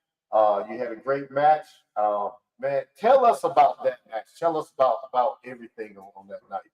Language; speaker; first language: English; native; English